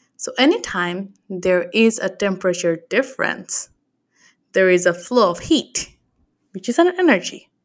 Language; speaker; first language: English; non-native, local second language; Bangla